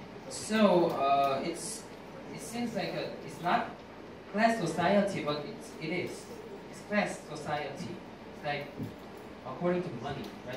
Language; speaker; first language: English; non-native, learner; Vietnamese